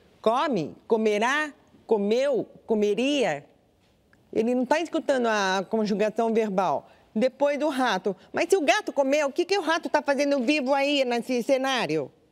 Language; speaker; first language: Portuguese; non-native, local second language; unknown